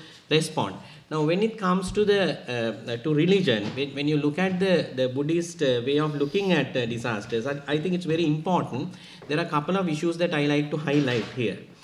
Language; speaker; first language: English; non-native, local second language; Sinhala